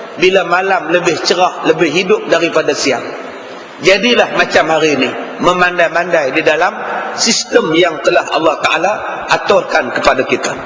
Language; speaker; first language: Malay; native; Malay